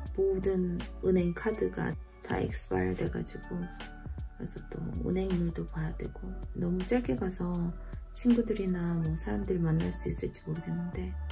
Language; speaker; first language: Korean; native; Korean